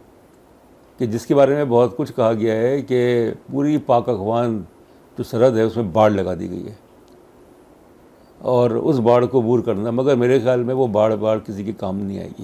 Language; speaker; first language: Urdu; native; Urdu